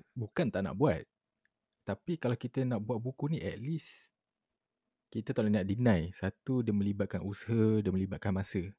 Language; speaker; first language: Malay; native; Malay